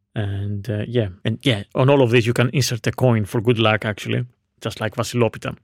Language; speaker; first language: English; non-native, fluent; Greek